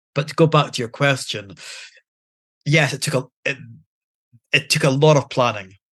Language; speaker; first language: English; native; English